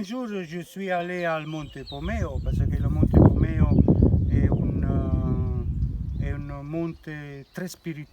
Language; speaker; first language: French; non-native, learner; Italian